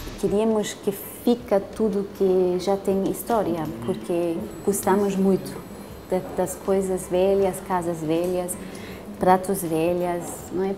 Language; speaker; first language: Portuguese; non-native, learner; German